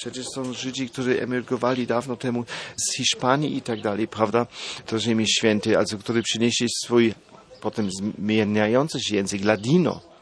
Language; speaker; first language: Polish; non-native, fluent; German